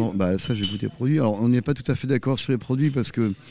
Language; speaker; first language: French; native; French